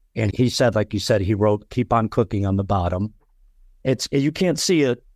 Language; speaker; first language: English; native; English